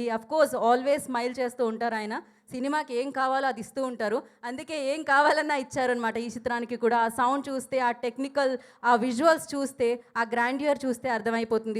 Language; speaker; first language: Telugu; native; Telugu